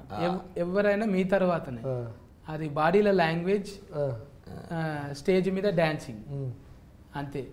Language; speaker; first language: Telugu; native; Telugu